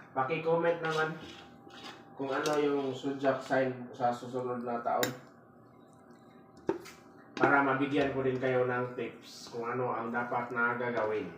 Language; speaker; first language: Filipino; non-native, local second language; Cebuano